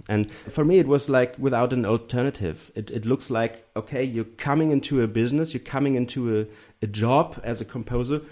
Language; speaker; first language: English; non-native, fluent; German